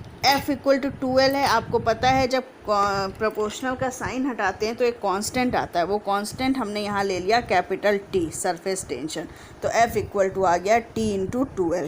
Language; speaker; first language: Hindi; native; Hindi